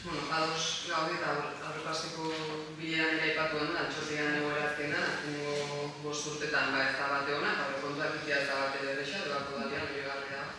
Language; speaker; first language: Basque; native; Basque